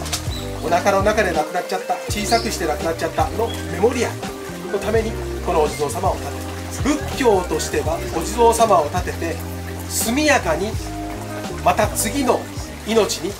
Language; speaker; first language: Japanese; native; Japanese